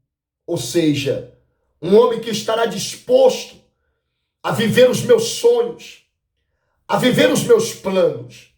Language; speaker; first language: Portuguese; native; Portuguese